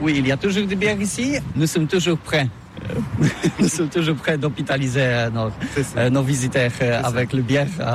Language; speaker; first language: French; non-native, learner; Polish